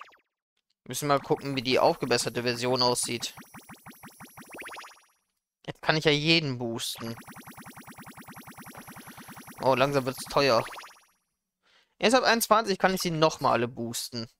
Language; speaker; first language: German; native; German